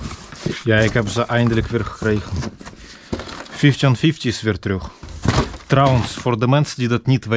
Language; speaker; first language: Dutch; non-native, fluent; Russian